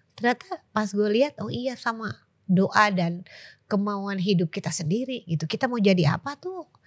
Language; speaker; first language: Indonesian; native; Indonesian